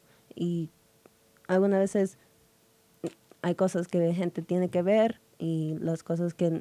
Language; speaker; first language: Spanish; early bilingual, heritage; Spanish